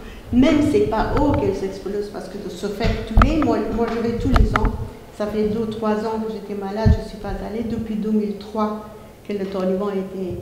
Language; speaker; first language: French; non-native, fluent; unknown